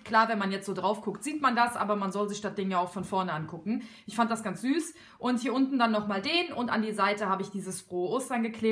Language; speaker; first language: German; native; German